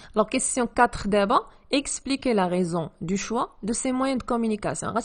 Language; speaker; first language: French; non-native, local second language; Arabic